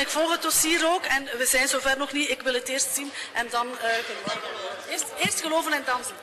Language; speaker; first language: Dutch; native; Dutch